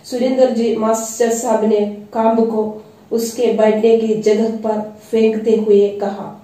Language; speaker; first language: Hindi; non-native, local second language; Malayalam